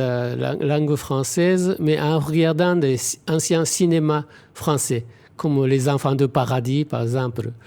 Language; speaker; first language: French; non-native, fluent; Japanese